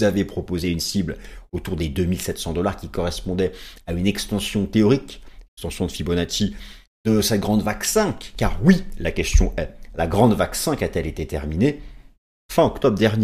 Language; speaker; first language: French; native; French